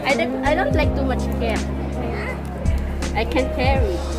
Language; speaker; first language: English; non-native, learner; Filipino